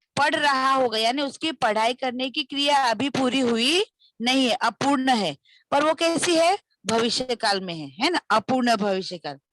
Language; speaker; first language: Hindi; non-native, local second language; Marathi